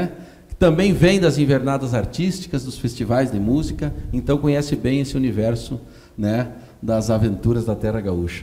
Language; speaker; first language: Portuguese; native; Portuguese